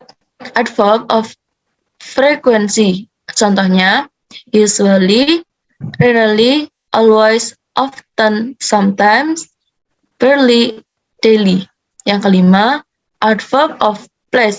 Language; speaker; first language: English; non-native, learner; Indonesian